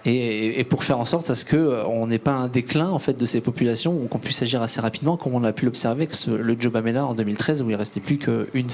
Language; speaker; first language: French; native; French